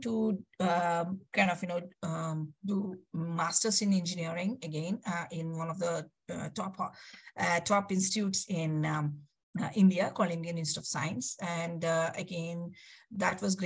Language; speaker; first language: English; non-native, local second language; Kannada